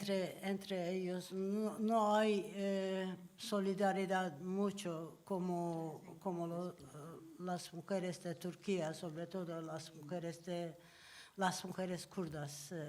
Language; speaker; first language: Spanish; non-native, learner; Turkish